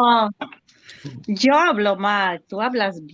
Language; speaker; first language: Spanish; non-native, learner; Polish